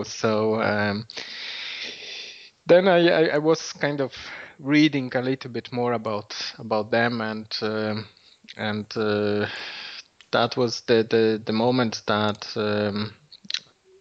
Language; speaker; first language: English; non-native, fluent; Polish